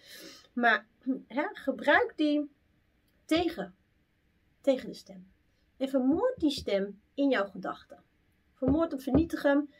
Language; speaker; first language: Dutch; native; Dutch